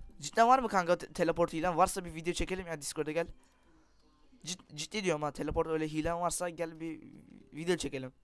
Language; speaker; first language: Turkish; native; Turkish